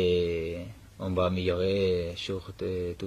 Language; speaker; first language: French; non-native, learner; Spanish